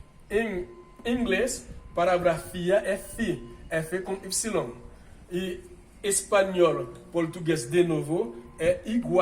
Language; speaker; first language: Portuguese; non-native, fluent; Haitian Creole